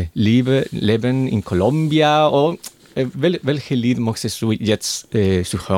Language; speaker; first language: German; non-native, learner; Spanish